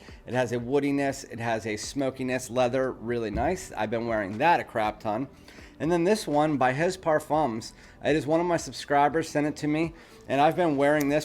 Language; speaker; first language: English; native; English